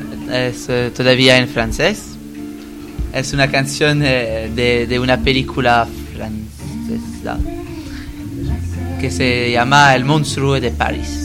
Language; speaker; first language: Spanish; non-native, learner; French